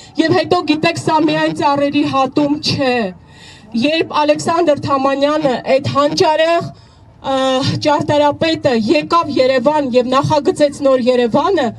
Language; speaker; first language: Armenian; native; Armenian